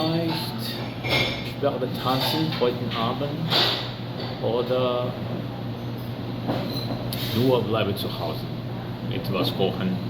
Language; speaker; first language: German; non-native, learner; Portuguese